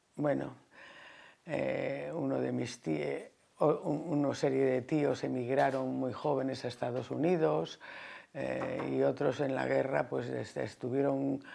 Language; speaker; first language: Spanish; native; Spanish